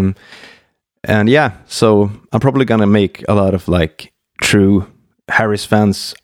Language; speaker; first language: English; non-native, fluent; Swedish